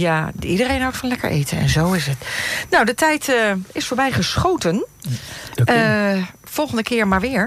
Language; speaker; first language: Dutch; native; Dutch